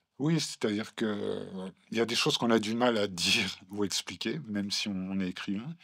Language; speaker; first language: French; native; French